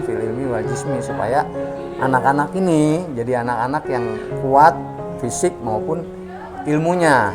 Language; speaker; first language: Indonesian; native; Indonesian